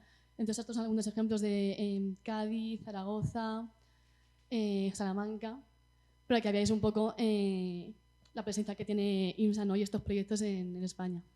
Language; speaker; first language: Spanish; native; Spanish